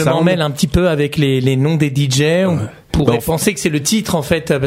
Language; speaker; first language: French; native; French